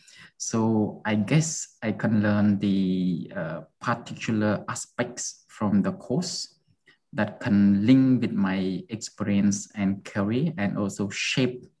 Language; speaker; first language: English; non-native, fluent; Khmer